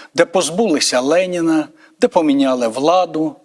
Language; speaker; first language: Ukrainian; native; Ukrainian